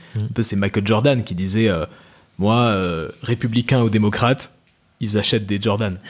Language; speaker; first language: French; native; French